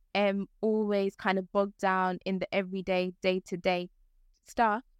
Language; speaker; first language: English; native; English